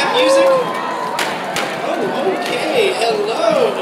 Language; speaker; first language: English; native; English